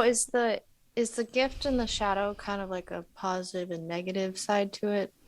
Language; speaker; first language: English; native; English